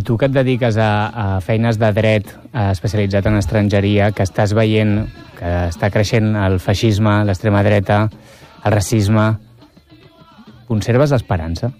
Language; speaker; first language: Catalan; native; Catalan